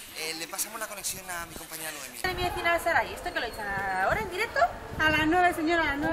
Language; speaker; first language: Spanish; native; Spanish